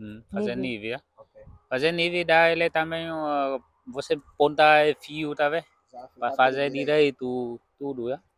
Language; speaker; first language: Portuguese; non-native, learner; Vietnamese